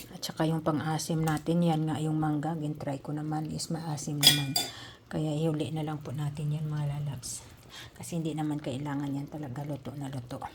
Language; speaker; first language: Filipino; native; Filipino